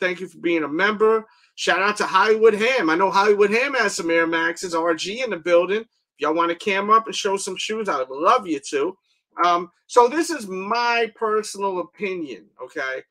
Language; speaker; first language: English; native; English